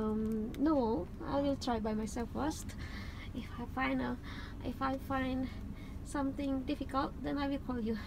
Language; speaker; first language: English; non-native, fluent; Indonesian